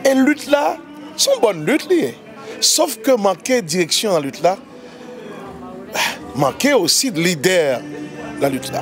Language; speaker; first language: French; non-native, local second language; Haitian Creole